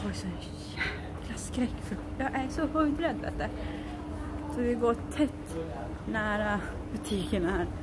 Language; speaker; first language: Swedish; native; Swedish